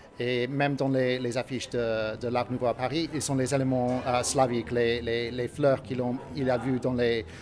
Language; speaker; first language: French; non-native, learner; English